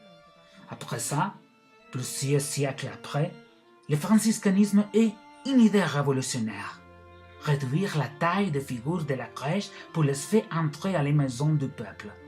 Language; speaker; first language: French; non-native, learner; Catalan